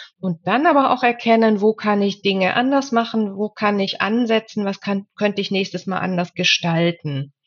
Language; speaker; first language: German; native; German